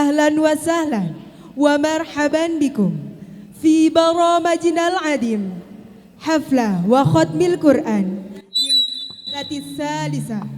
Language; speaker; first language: Arabic; non-native, learner; Indonesian